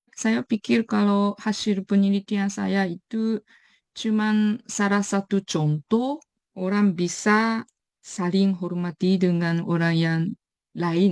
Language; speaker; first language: Indonesian; non-native, fluent; Japanese